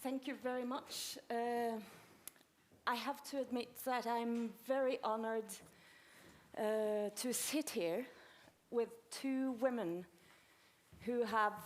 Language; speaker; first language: English; non-native, fluent; Norwegian